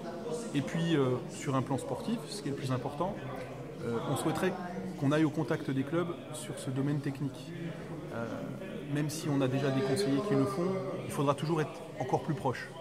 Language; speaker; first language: French; native; French